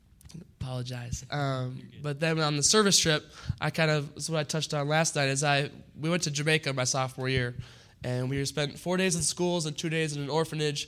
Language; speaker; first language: English; native; English